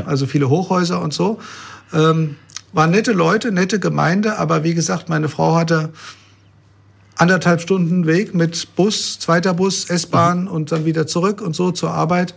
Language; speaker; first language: German; native; German